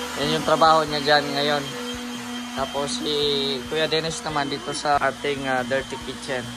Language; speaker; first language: Filipino; non-native, local second language; Cebuano